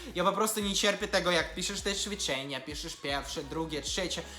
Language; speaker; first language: Polish; non-native, fluent; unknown